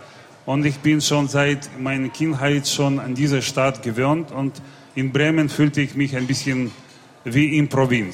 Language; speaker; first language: German; non-native, fluent; Russian